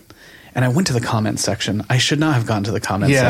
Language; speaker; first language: English; native; English